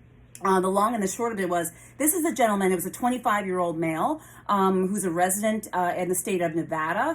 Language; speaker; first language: English; native; English